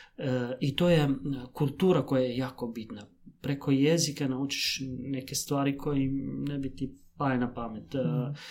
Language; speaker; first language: Croatian; non-native, fluent; Arabic